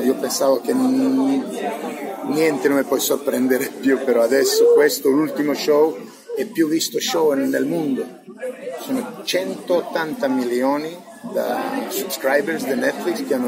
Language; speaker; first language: Italian; non-native, fluent; Serbian